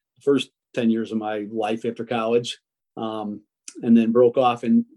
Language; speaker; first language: English; early bilingual, other home language; Italian